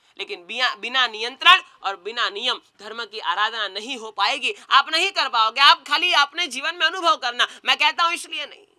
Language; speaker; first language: Hindi; non-native, local second language; Gujarati